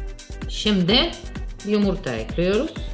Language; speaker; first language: Turkish; non-native, learner; Russian